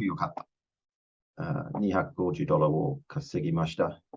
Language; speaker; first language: Japanese; non-native, fluent; English